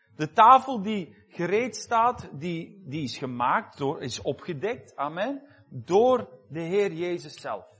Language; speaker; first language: Dutch; native; Dutch